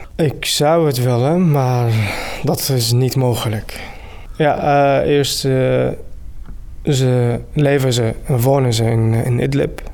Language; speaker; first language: Dutch; non-native, fluent; Arabic